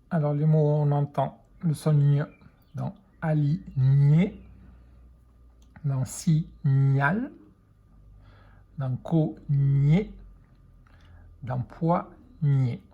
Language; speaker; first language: French; native; French